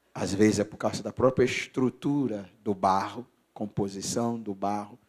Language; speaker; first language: Portuguese; non-native, fluent; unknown